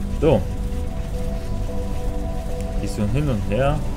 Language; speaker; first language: German; non-native, fluent; Polish